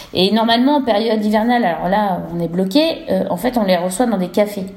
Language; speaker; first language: French; native; French